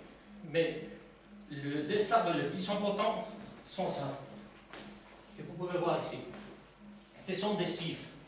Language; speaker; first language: French; non-native, learner; Spanish